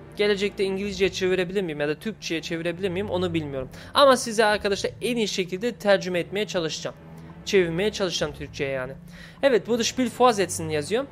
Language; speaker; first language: Turkish; early bilingual, heritage; Turkish